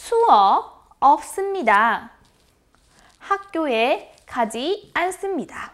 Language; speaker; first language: Korean; non-native, fluent; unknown